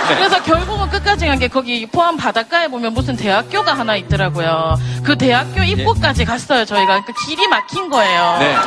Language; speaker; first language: Korean; native; Korean